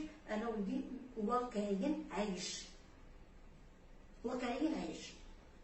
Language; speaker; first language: Arabic; native; Arabic